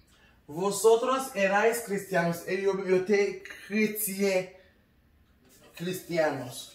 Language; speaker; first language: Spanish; non-native, learner; Haitian Creole